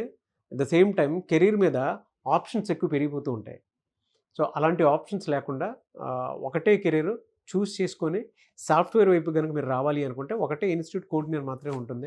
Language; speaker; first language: Telugu; native; Telugu